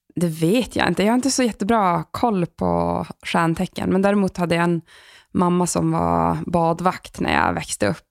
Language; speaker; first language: Swedish; native; Swedish